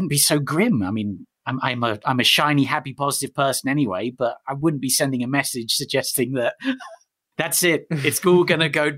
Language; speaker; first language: English; native; English